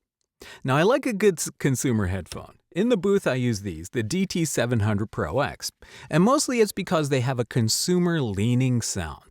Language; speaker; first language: English; native; English